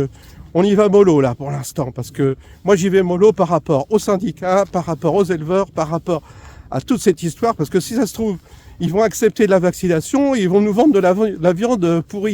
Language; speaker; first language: French; native; French